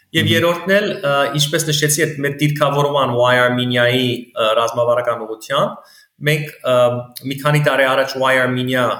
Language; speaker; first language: Armenian; early bilingual, heritage; Armenian